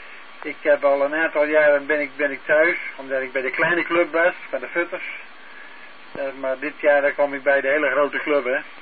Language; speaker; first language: Dutch; native; Dutch